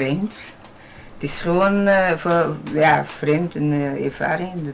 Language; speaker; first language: Dutch; non-native, learner; Portuguese